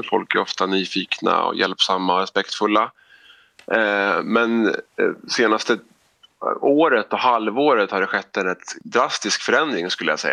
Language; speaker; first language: Swedish; native; Swedish